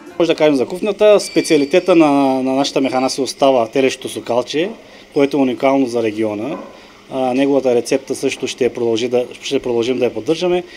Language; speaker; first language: Bulgarian; non-native, local second language; Turkish